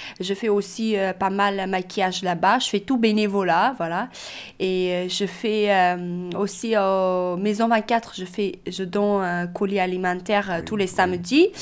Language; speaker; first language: French; non-native, learner; Russian